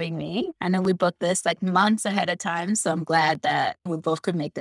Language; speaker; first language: English; non-native, fluent; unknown